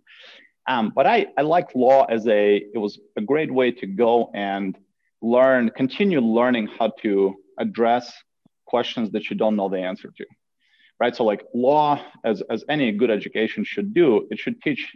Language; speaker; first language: English; non-native, fluent; Russian